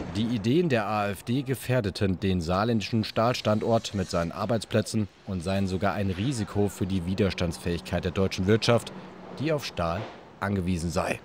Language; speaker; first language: German; native; German